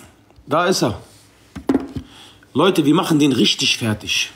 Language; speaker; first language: German; non-native, local second language; Arabic